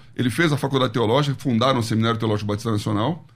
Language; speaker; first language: Portuguese; native; Portuguese